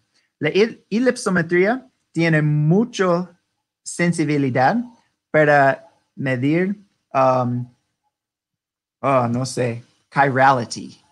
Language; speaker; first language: Spanish; non-native, learner; English